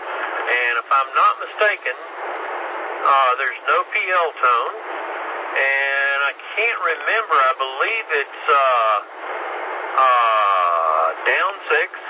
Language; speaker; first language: English; native; English